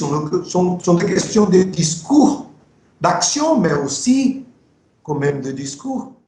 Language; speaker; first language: French; non-native, fluent; Portuguese